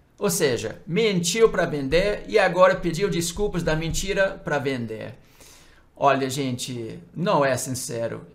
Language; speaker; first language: Portuguese; non-native, fluent; English